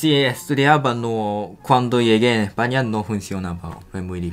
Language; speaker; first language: Spanish; non-native, fluent; Japanese